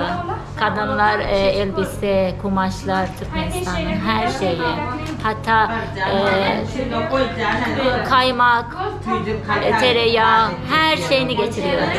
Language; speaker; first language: Turkish; non-native, fluent; Turkmen